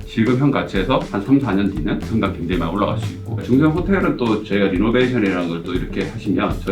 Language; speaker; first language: Korean; native; Korean